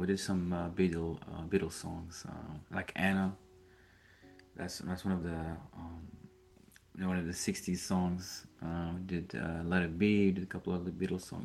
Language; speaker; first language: English; early bilingual, other home language; Arabic